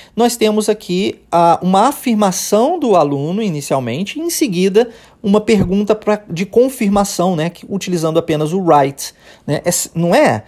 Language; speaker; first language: Portuguese; early bilingual, heritage; Portuguese